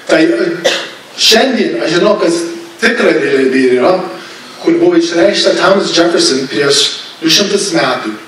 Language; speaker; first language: Lithuanian; early bilingual, other home language; English